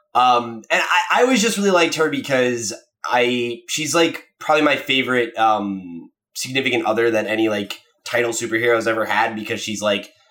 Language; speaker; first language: English; native; English